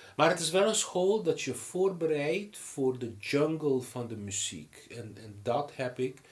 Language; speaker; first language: Dutch; non-native, local second language; Papiamento